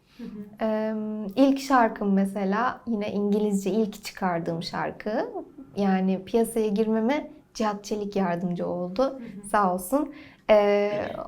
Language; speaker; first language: Turkish; early bilingual, heritage; Turkish